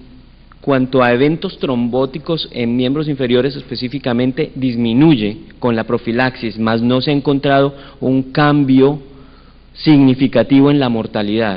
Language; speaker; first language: Spanish; native; Spanish